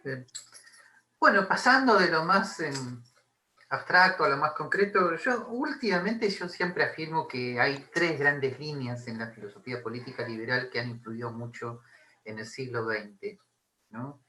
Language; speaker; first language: Spanish; native; Spanish